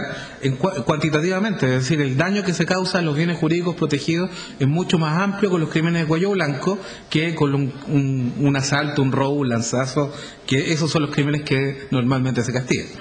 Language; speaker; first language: Spanish; native; Spanish